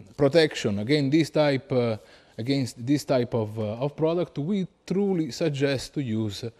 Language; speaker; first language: English; non-native, fluent; Italian